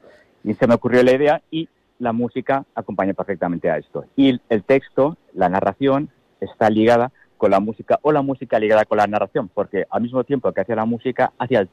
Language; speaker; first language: Spanish; native; Spanish